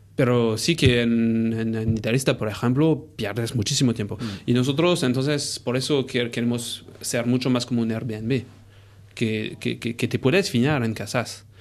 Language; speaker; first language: Spanish; non-native, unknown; French